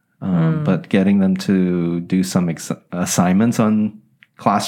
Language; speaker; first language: English; native; English